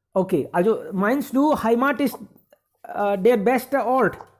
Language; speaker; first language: German; non-native, fluent; Hindi